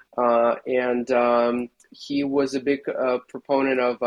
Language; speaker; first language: English; non-native, fluent; Russian